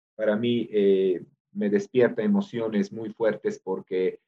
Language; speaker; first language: Spanish; non-native, fluent; Serbian